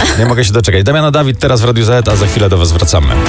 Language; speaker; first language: Polish; native; Polish